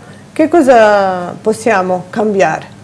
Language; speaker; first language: Italian; non-native, fluent; Serbian